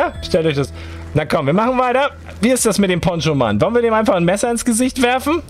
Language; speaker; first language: German; native; German